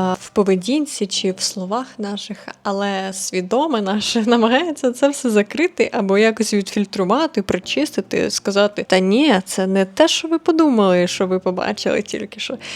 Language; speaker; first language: Ukrainian; native; Ukrainian